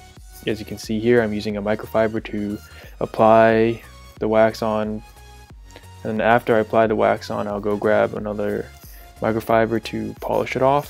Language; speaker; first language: English; native; English